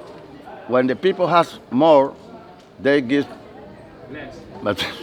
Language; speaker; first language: English; non-native, learner; Spanish